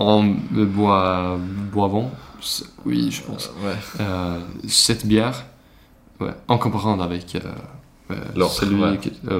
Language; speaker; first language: French; non-native, learner; Swedish